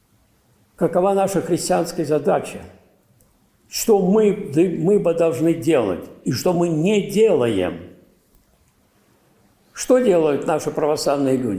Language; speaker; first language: Russian; native; Russian